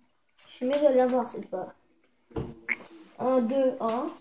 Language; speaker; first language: French; native; French